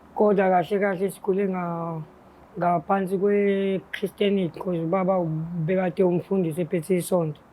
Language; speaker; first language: Zulu; native; Zulu